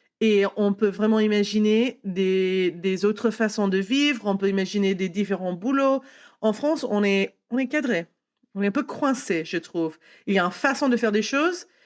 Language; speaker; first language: French; non-native, fluent; English